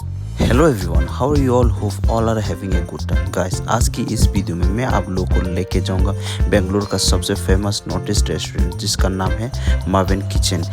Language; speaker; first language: Hindi; non-native, local second language; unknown